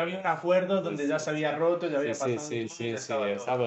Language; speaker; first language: Spanish; native; Spanish